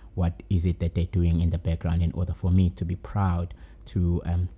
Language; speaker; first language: English; non-native, local second language; Zulu